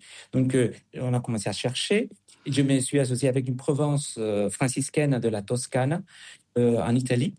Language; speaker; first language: French; non-native, fluent; Spanish